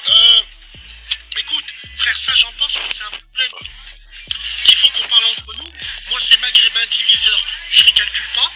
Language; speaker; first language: French; early bilingual, other home language; Arabic